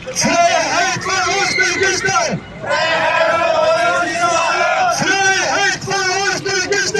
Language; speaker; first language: Dutch; non-native, fluent; Uyghur